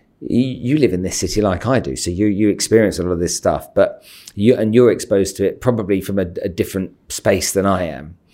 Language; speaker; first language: English; native; English